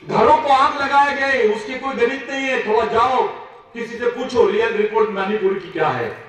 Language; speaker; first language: Hindi; non-native, local second language; Marathi